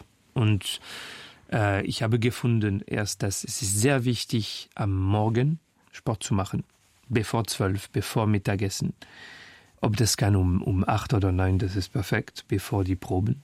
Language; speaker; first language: German; non-native, fluent; French